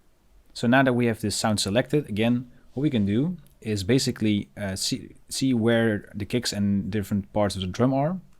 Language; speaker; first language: English; non-native, fluent; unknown